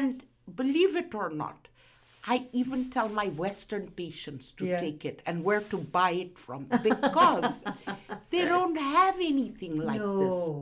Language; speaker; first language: English; non-native, local second language; Gujarati